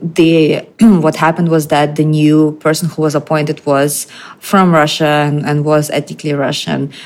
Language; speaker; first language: English; non-native, fluent; Russian